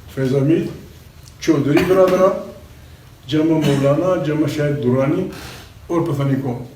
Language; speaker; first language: Urdu; non-native, local second language; Pashto